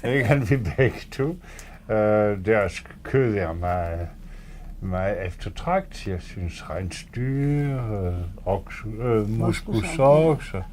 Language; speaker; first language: Danish; non-native, fluent; French